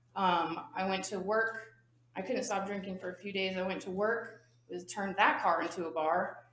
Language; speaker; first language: English; native; English